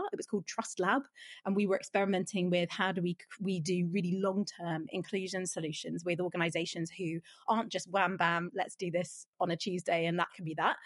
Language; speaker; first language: English; native; English